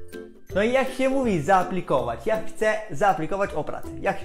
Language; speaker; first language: Polish; non-native, fluent; Italian